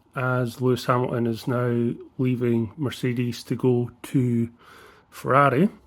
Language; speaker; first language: English; native; English